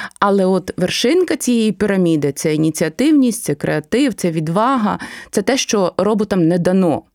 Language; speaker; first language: Ukrainian; native; Ukrainian